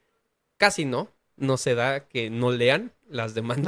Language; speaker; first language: Spanish; native; Spanish